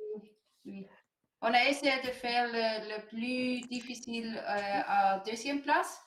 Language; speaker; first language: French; non-native, learner; German